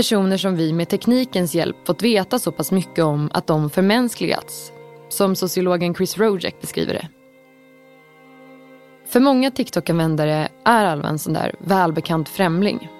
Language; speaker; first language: Swedish; native; Swedish